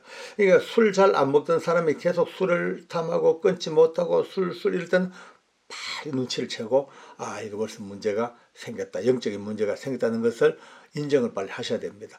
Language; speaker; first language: Korean; native; Korean